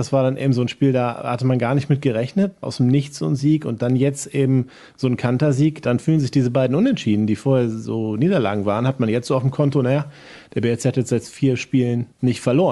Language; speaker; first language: German; native; German